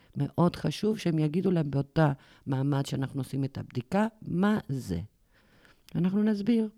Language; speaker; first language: Hebrew; non-native, fluent; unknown